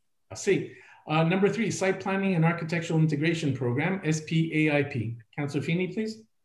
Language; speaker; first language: English; native; English